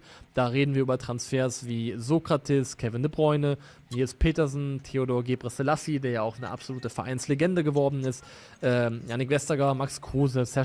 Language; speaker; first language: German; native; German